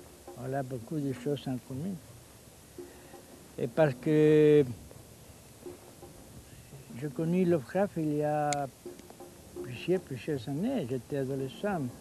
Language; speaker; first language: French; non-native, fluent; Spanish